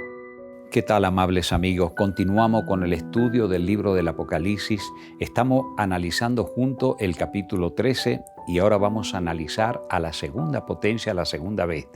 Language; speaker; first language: Spanish; native; Spanish